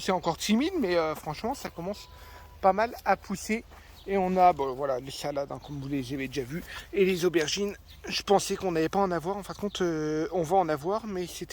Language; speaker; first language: French; native; French